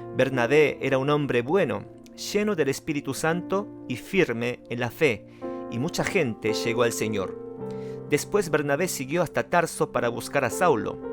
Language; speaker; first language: Spanish; non-native, fluent; Korean